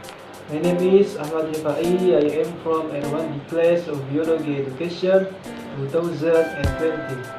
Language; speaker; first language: English; non-native, learner; Indonesian